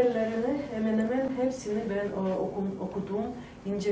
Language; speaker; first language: Turkish; non-native, fluent; Tajik